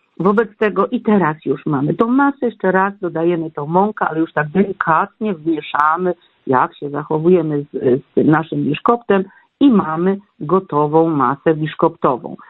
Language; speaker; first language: Polish; native; Polish